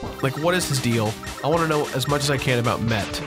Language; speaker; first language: English; native; English